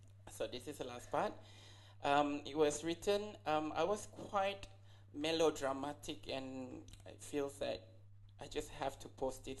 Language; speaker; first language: English; non-native, local second language; Malay